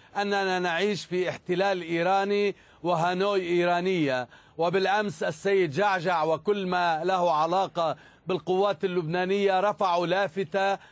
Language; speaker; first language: Arabic; native; Arabic